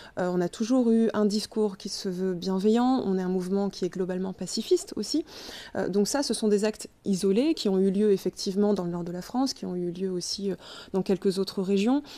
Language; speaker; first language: French; native; French